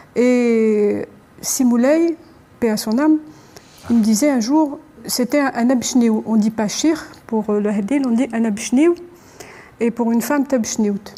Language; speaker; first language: French; non-native, local second language; Arabic